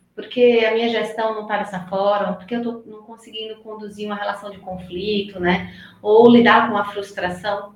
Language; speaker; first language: Portuguese; native; Portuguese